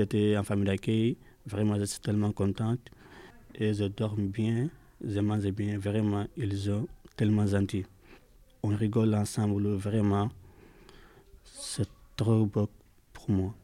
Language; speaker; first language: French; non-native, learner; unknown